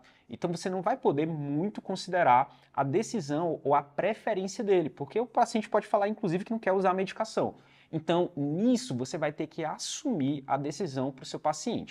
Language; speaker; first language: Portuguese; native; Portuguese